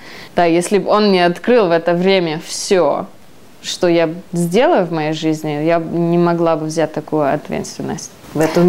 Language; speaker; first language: Russian; early bilingual, heritage; Russian